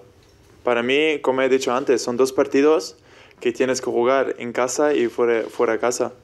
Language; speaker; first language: Spanish; non-native, fluent; German